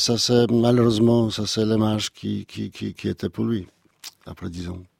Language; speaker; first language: French; non-native, learner; Polish